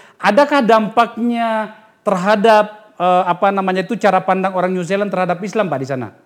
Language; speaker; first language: Indonesian; native; Indonesian